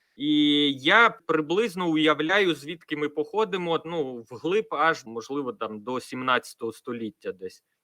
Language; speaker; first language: Ukrainian; non-native, local second language; Russian